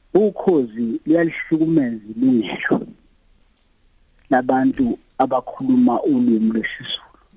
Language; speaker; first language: Zulu; native; Zulu